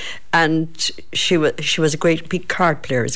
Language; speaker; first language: English; native; English